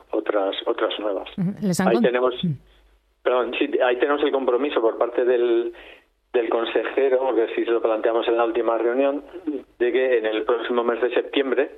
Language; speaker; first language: Spanish; native; Spanish